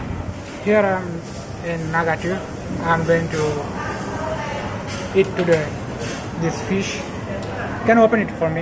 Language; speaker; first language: English; non-native, learner; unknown